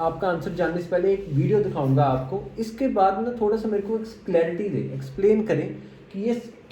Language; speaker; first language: Hindi; native; Hindi